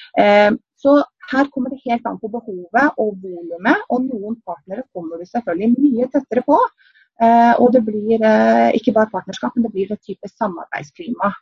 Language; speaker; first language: Norwegian; native; Norwegian